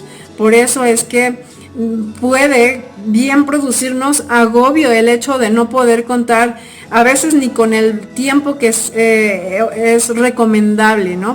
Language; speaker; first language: Spanish; native; Spanish